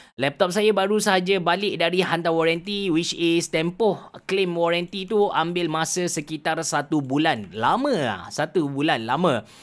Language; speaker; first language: Malay; native; Malay